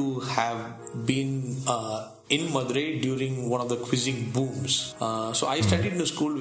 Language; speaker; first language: English; non-native, local second language; Tamil